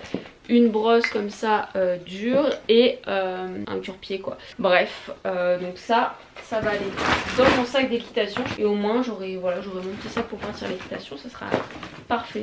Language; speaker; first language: French; native; French